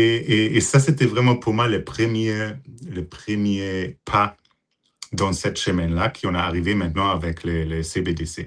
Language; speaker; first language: French; non-native, fluent; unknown